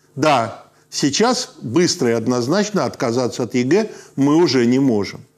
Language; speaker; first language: Russian; native; Russian